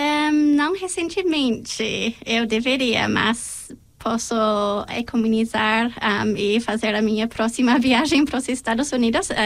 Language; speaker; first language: Portuguese; non-native, fluent; English